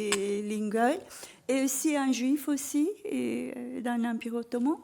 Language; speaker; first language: French; non-native, learner; Turkish